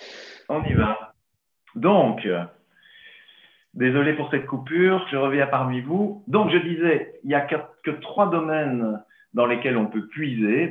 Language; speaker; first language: French; native; French